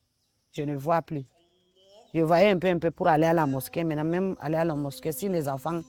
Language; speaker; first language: French; non-native, local second language; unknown